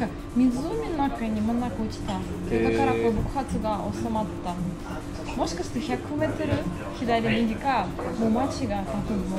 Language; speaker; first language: Japanese; non-native, fluent; Russian